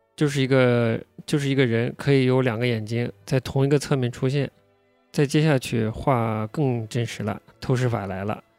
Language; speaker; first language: Chinese; native; Chinese